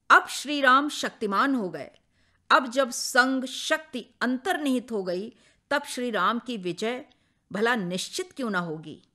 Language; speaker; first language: Hindi; native; Hindi